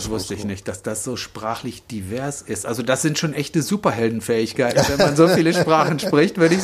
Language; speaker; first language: German; native; German